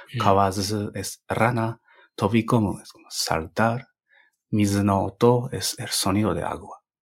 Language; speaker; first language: Spanish; non-native, fluent; Japanese